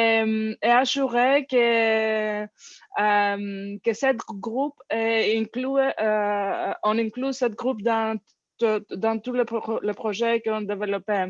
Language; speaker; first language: French; non-native, learner; English